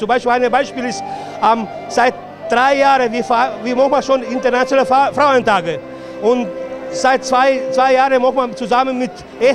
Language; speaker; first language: German; non-native, learner; Serbian